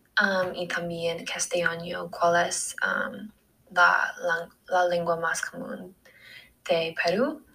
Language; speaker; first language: Spanish; non-native, learner; English